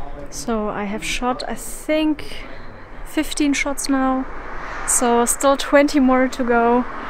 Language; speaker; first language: English; non-native, fluent; German